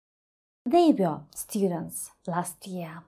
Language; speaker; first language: English; non-native, fluent; Russian